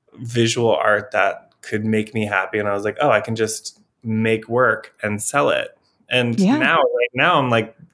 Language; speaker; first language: English; native; English